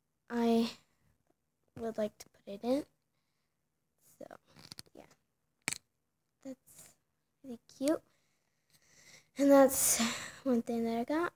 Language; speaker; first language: English; native; English